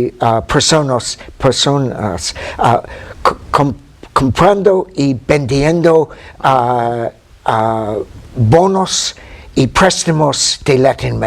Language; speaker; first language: Spanish; non-native, fluent; English